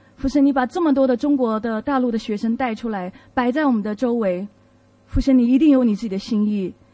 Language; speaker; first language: Chinese; native; Chinese